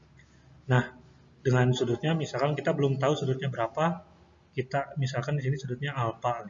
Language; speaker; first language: Indonesian; native; Indonesian